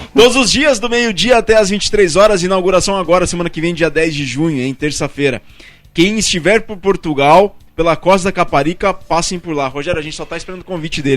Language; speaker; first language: Portuguese; native; Portuguese